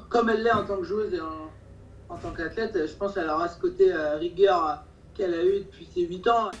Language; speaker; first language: French; native; French